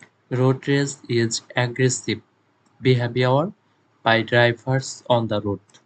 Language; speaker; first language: English; non-native, local second language; Bangla